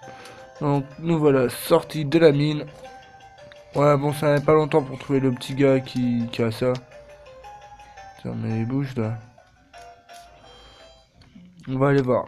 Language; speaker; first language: French; native; French